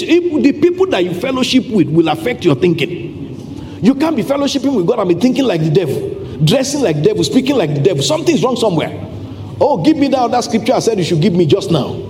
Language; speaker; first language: English; non-native, local second language; Yoruba